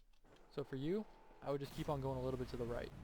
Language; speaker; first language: English; native; English